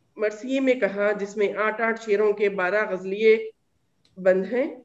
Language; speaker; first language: Urdu; native; Urdu